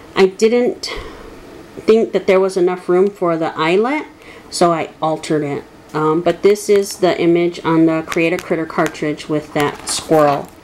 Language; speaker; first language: English; native; English